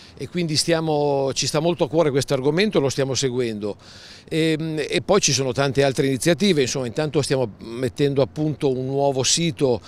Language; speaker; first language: Italian; native; Italian